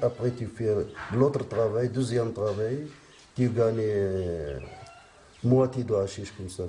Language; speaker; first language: French; non-native, local second language; Arabic